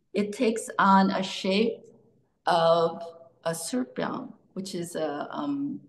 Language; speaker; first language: English; early bilingual, other home language; Korean